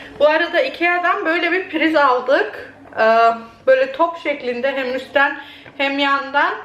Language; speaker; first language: Turkish; native; Turkish